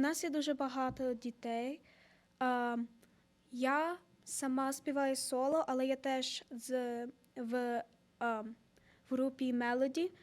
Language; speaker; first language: Ukrainian; early bilingual, heritage; Ukrainian